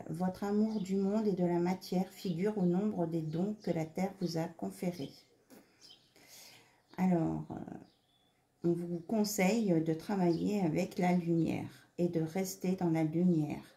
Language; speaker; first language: French; native; French